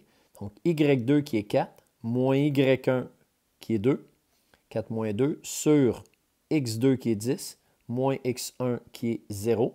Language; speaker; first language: French; native; French